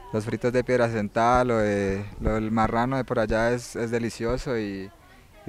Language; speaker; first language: Spanish; native; Spanish